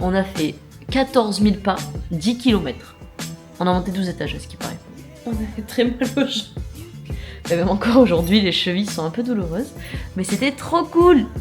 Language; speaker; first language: French; native; French